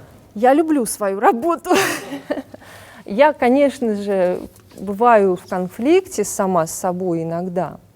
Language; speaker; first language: Russian; native; Russian